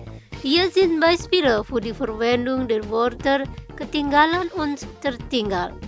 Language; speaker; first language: German; non-native, fluent; Indonesian